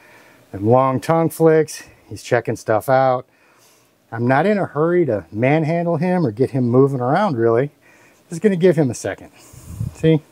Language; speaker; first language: English; native; English